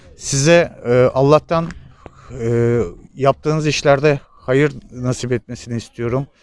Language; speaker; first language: Turkish; native; Turkish